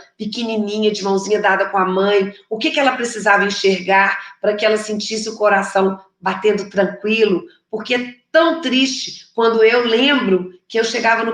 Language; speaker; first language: Portuguese; native; Portuguese